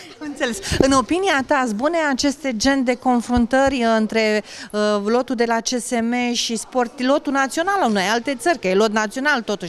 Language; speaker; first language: Romanian; native; Romanian